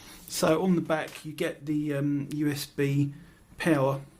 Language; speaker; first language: English; native; English